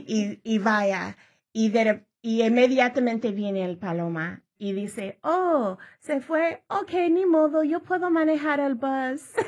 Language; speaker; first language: Spanish; early bilingual, heritage; Spanish